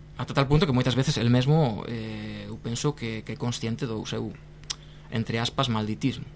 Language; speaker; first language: Galician; non-native, local second language; Spanish